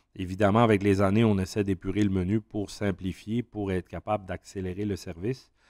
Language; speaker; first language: French; native; French